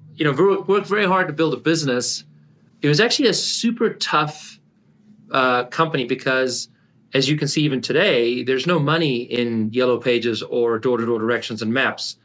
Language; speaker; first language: English; native; English